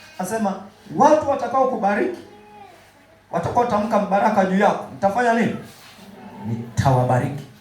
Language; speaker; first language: Swahili; native; Swahili